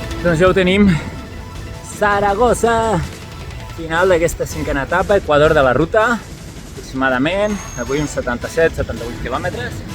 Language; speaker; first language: Catalan; native; Catalan